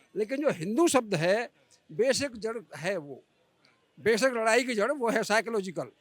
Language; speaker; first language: Hindi; native; Hindi